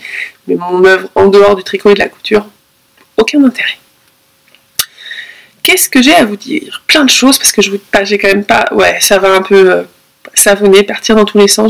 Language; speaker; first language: French; native; French